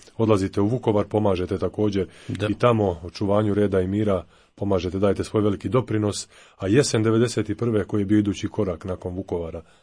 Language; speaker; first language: Croatian; native; Croatian